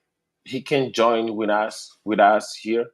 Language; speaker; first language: English; non-native, learner; Spanish